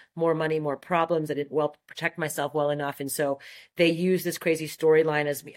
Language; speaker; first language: English; non-native, fluent; French